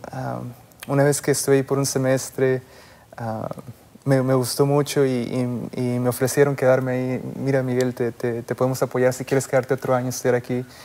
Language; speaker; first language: Spanish; native; Spanish